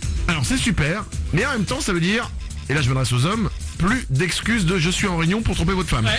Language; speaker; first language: French; native; French